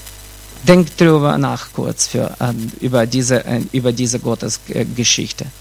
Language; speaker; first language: German; non-native, fluent; Russian